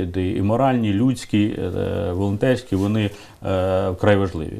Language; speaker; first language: Ukrainian; native; Ukrainian